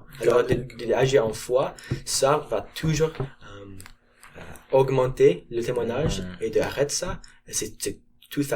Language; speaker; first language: French; non-native, learner; English